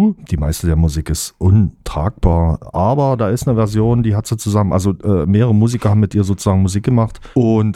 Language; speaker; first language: German; native; German